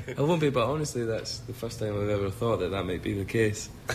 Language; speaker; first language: English; native; English